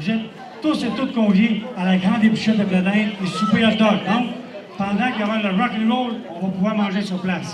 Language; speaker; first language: French; native; French